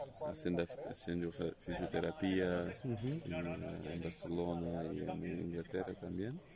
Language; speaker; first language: Spanish; non-native, fluent; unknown